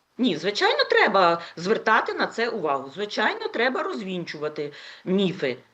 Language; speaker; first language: Ukrainian; native; Ukrainian